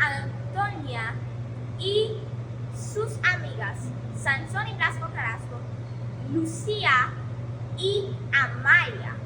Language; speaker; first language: Spanish; non-native, learner; English